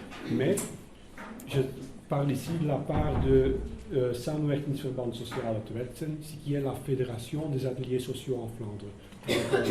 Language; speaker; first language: French; non-native, local second language; Dutch